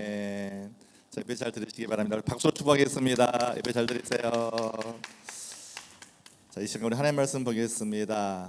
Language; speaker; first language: Korean; native; Korean